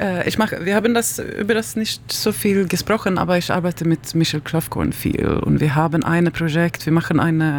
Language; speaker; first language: German; non-native, learner; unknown